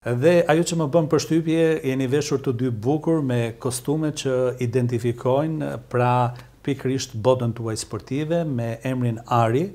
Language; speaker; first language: Albanian; native; Albanian